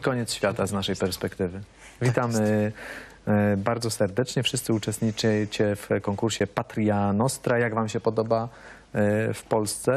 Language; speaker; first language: Polish; native; Polish